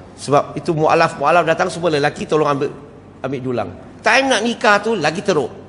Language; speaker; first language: Malay; non-native, local second language; Chinese